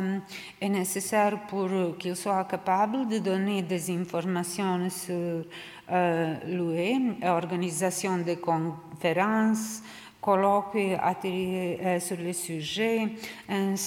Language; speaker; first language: French; non-native, learner; Serbian